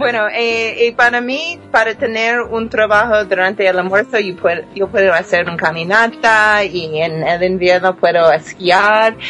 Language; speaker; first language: Spanish; non-native, fluent; English